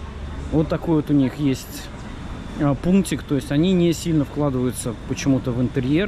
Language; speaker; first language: Russian; native; Russian